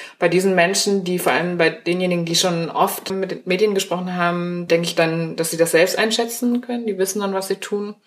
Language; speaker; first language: German; early bilingual, other home language; Chinese